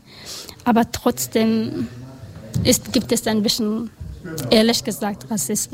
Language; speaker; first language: German; non-native, learner; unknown